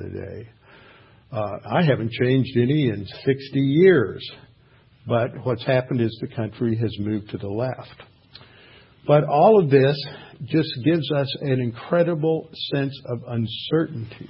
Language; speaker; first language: English; native; English